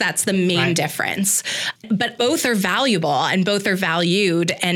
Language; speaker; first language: English; native; English